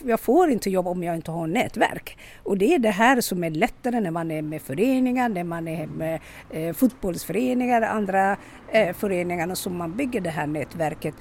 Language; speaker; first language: Swedish; non-native, local second language; Somali